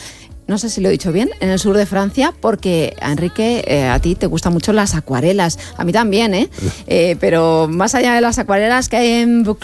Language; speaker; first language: Spanish; native; Spanish